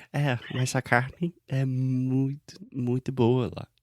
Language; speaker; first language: Portuguese; non-native, fluent; English